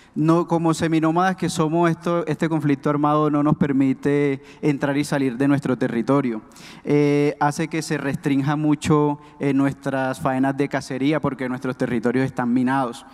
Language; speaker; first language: Spanish; non-native, local second language; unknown